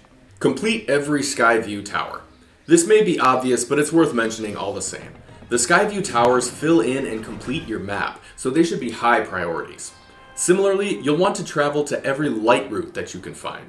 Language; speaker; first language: English; native; English